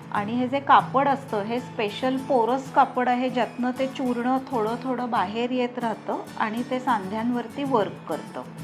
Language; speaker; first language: Marathi; native; Marathi